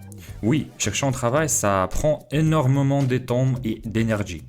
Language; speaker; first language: French; non-native, fluent; Russian